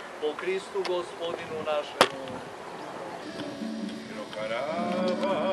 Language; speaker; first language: Croatian; native; Croatian